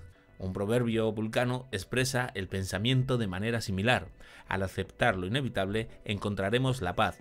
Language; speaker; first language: Spanish; native; Spanish